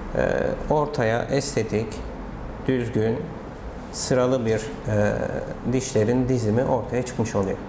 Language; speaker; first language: Turkish; native; Turkish